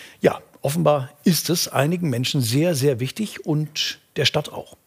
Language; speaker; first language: German; native; German